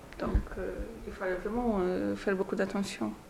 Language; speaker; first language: French; non-native, learner; Polish